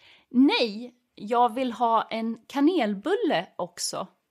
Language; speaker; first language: Swedish; native; Swedish